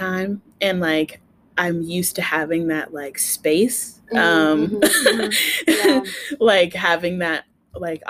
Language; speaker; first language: English; native; English